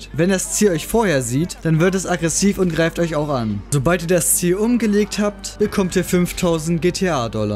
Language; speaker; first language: German; native; German